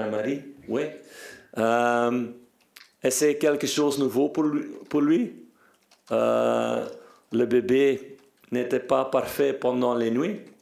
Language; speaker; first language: French; non-native, fluent; Dutch